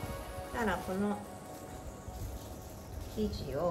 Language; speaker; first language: Japanese; native; Japanese